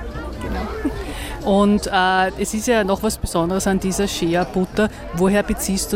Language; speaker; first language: German; native; German